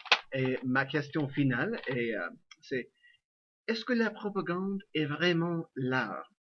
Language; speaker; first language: French; non-native, learner; English